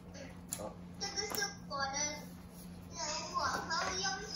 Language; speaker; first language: Chinese; early bilingual, heritage; English